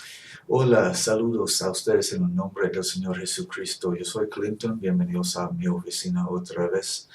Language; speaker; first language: Spanish; non-native, fluent; English